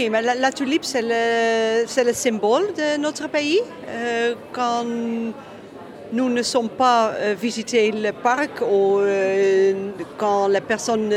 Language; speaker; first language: French; non-native, learner; Dutch